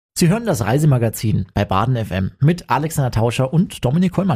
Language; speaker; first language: German; native; German